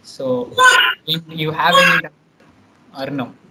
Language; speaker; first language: English; non-native, local second language; Hindi